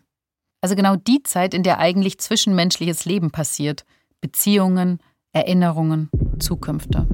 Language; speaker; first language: German; native; German